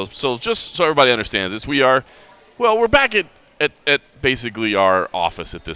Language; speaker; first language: English; native; English